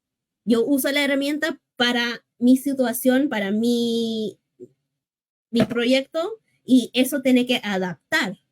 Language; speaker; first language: Spanish; early bilingual, heritage; English